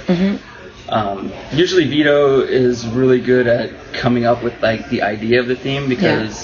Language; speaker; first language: English; native; English